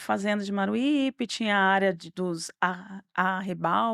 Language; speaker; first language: Portuguese; native; Portuguese